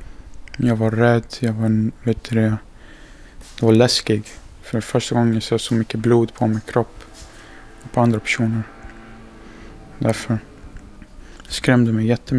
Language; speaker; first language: Swedish; non-native, learner; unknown